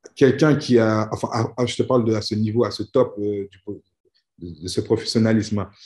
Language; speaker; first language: French; native; French